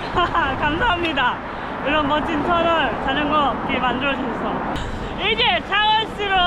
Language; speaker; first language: Korean; non-native, fluent; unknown